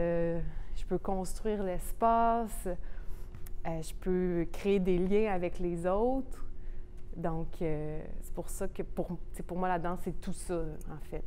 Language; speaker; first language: French; native; French